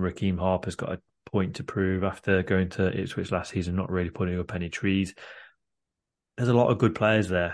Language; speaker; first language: English; native; English